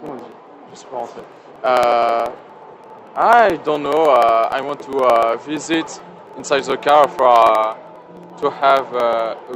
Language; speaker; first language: English; non-native, learner; French